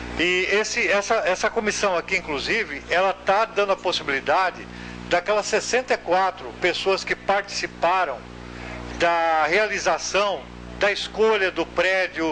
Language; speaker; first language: Portuguese; native; Portuguese